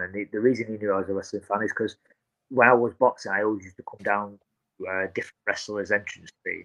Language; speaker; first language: English; native; English